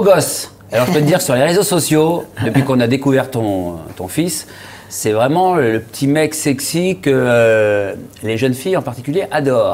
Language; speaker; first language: French; native; French